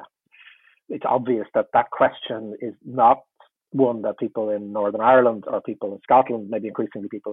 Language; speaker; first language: English; native; English